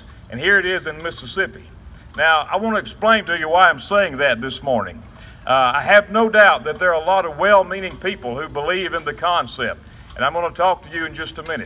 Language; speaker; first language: English; native; English